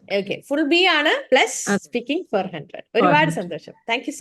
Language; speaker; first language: Malayalam; native; Malayalam